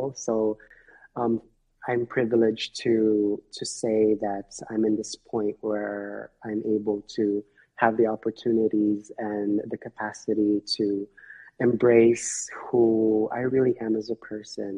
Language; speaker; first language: English; non-native, local second language; Filipino